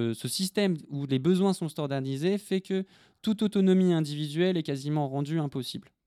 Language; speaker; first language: French; native; French